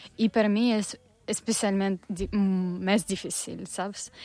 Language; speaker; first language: Catalan; non-native, learner; Russian